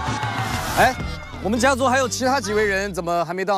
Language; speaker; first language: Chinese; native; Chinese